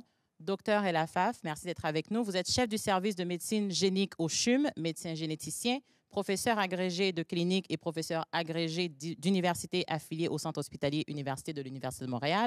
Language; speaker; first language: French; native; French